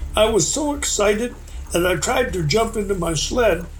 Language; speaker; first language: English; native; English